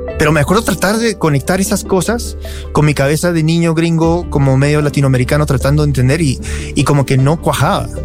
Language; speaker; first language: Spanish; early bilingual, heritage; Spanish